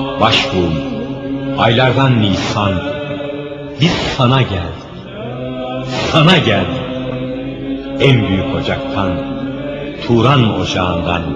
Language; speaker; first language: Turkish; native; Turkish